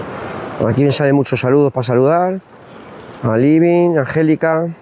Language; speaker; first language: Spanish; native; Spanish